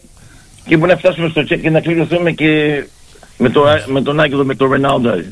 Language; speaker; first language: Greek; early bilingual, heritage; Greek